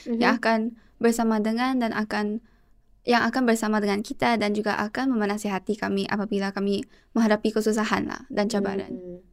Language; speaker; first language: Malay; non-native, local second language; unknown